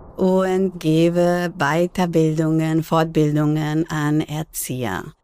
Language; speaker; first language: German; non-native, fluent; Spanish